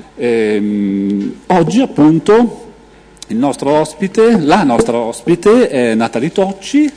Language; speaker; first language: Italian; native; Italian